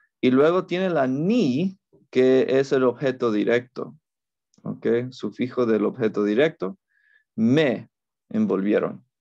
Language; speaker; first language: Spanish; non-native, fluent; English